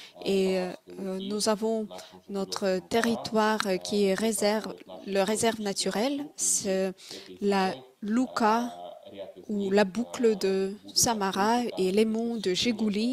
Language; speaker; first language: French; non-native, fluent; Russian